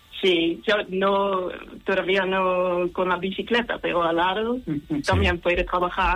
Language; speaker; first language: Spanish; non-native, learner; Dutch